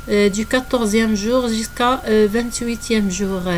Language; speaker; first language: French; non-native, local second language; Arabic